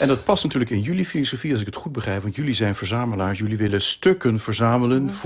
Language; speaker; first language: Dutch; native; Dutch